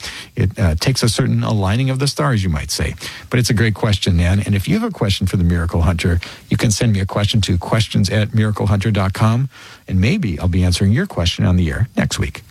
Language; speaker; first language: English; native; English